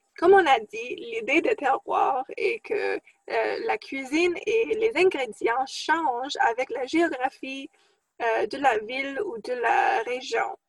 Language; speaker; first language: French; non-native, fluent; English